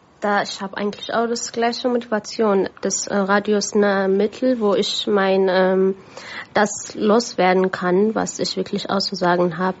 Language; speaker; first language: German; non-native, fluent; Amharic